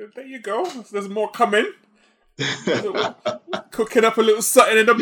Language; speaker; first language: English; non-native, local second language; Yoruba